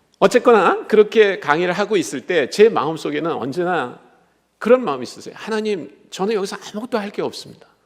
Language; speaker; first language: Korean; native; Korean